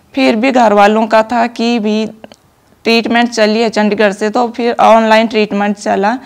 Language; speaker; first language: Hindi; native; Hindi